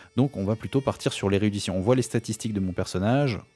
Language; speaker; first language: French; native; French